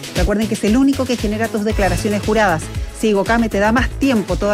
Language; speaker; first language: Spanish; native; Spanish